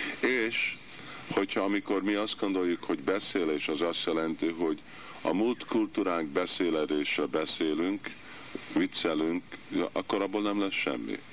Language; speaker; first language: Hungarian; early bilingual, heritage; Hungarian